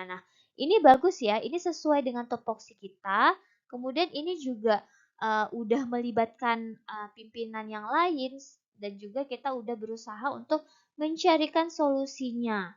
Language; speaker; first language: Indonesian; native; Indonesian